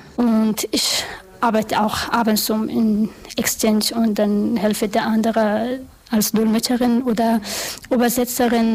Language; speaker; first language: German; non-native, learner; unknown